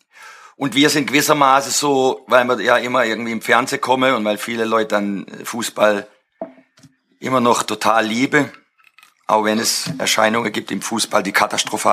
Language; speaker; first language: German; non-native, fluent; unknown